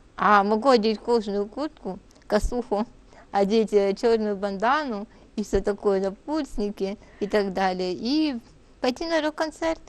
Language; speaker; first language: Russian; native; Russian